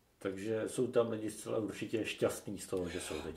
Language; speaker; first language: Czech; native; Czech